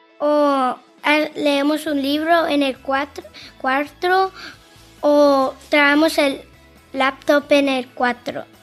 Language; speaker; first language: Spanish; early bilingual, heritage; Spanish